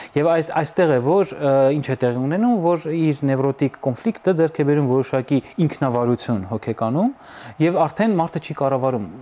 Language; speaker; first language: Armenian; native; Armenian